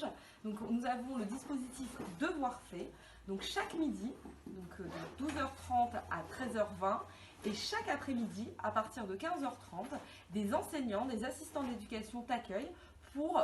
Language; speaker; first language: French; native; French